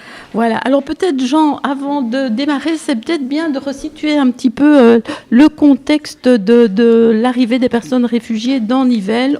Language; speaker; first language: French; native; French